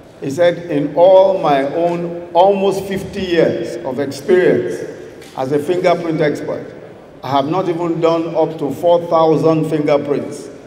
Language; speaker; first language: English; non-native, local second language; Yoruba